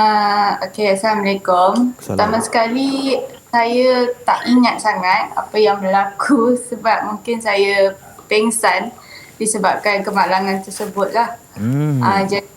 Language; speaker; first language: Malay; native; Malay